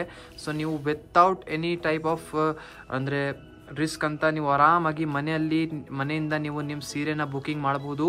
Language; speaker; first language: Kannada; native; Kannada